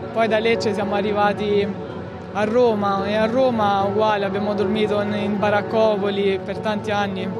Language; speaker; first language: Italian; early bilingual, other home language; Albanian